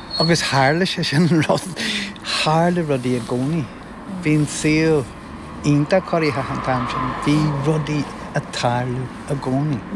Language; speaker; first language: Irish; non-native, local second language; English